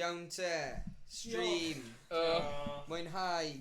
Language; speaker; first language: Welsh; native; Welsh